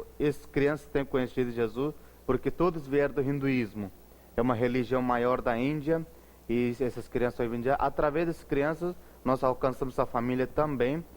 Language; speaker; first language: Portuguese; non-native, fluent; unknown